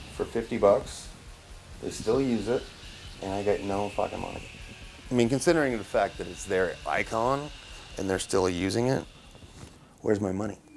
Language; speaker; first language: English; native; English